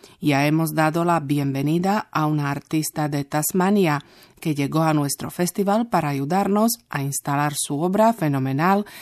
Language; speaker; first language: Spanish; non-native, fluent; Slovak